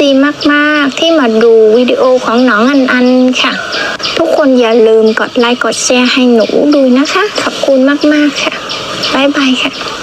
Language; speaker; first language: Thai; non-native, learner; Vietnamese